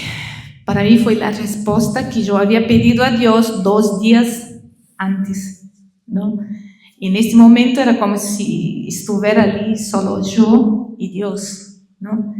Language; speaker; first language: Spanish; non-native, learner; Portuguese